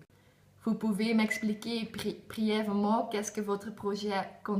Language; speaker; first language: French; non-native, learner; Dutch